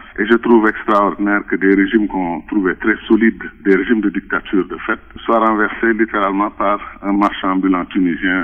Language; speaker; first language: French; non-native, local second language; Wolof